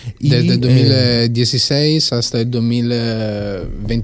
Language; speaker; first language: Spanish; non-native, fluent; Italian